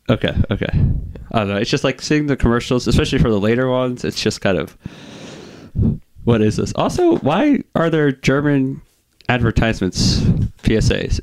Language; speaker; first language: English; native; English